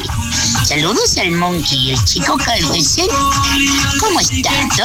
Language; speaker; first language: Spanish; native; Spanish